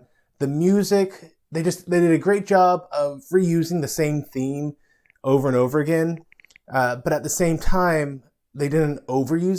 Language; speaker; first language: English; native; English